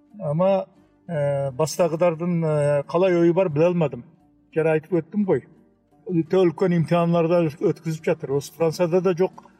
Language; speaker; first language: Kazakh; early bilingual, heritage; Kazakh